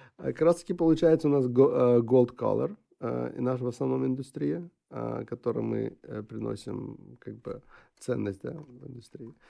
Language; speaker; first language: Russian; non-native, local second language; Uzbek